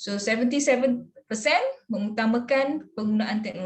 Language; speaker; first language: Malay; native; Malay